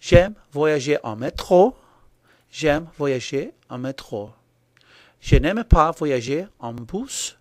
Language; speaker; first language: French; non-native, fluent; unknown